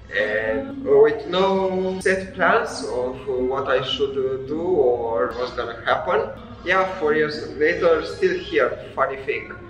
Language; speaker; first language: English; non-native, fluent; Romanian